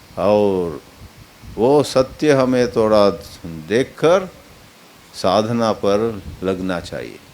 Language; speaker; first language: Hindi; non-native, local second language; Kannada